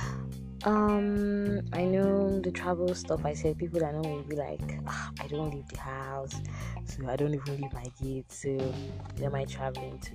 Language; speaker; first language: English; non-native, local second language; Igbo